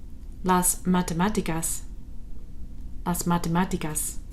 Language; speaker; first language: Spanish; non-native, fluent; English